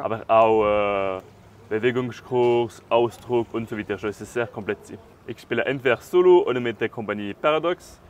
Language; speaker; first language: German; non-native, local second language; French